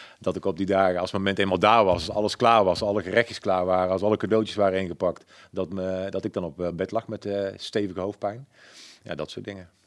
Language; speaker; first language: Dutch; native; Dutch